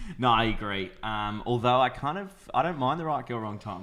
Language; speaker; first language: English; native; English